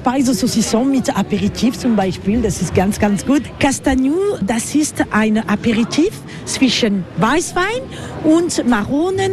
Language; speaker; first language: German; non-native, learner; French